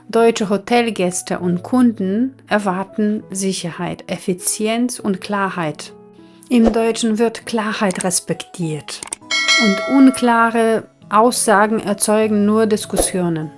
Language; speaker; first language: German; non-native, fluent; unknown